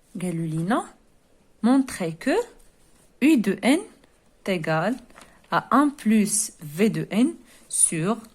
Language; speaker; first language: French; non-native, local second language; Arabic